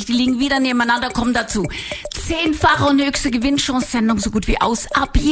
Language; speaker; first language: German; native; German